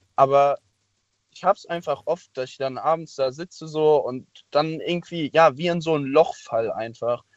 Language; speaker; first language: German; native; German